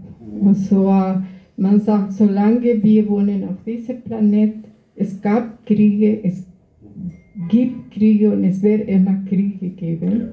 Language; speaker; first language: German; non-native, fluent; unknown